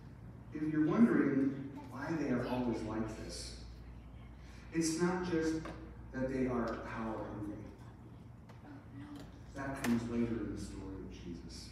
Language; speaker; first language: English; native; English